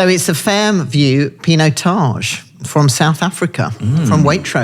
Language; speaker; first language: English; native; English